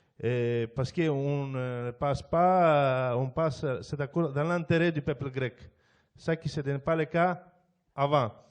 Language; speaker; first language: French; non-native, fluent; Greek